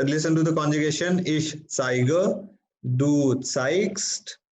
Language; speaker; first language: German; non-native, fluent; Hindi